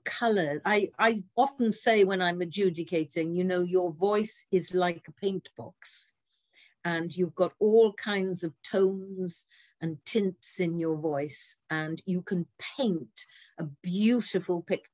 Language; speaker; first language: English; native; English